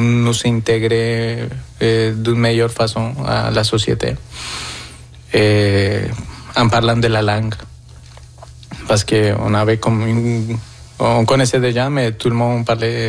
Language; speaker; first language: French; non-native, fluent; Spanish